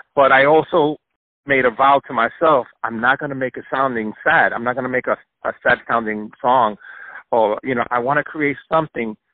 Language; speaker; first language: English; early bilingual, other home language; Spanish